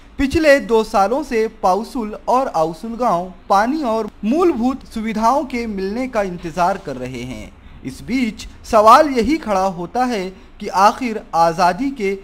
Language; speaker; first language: Hindi; non-native, local second language; Marathi